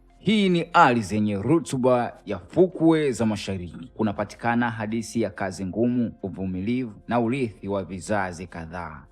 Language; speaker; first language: Swahili; native; Swahili